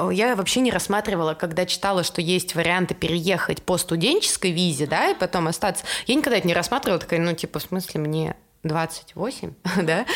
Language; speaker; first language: Russian; native; Russian